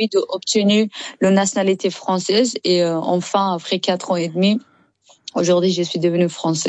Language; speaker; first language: French; non-native, learner; Persian